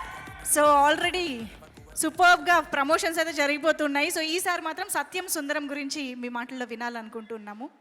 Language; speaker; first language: Telugu; native; Telugu